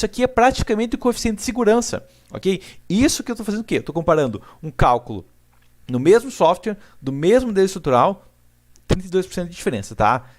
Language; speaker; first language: Portuguese; native; Portuguese